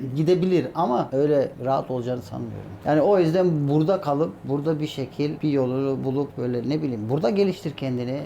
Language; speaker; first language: Turkish; early bilingual, heritage; Turkish